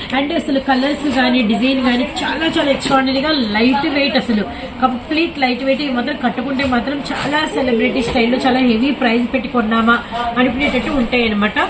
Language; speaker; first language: Telugu; native; Telugu